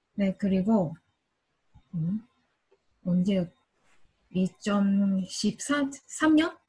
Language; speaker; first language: Korean; non-native, learner; Japanese